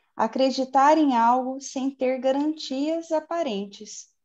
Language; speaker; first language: Portuguese; native; Portuguese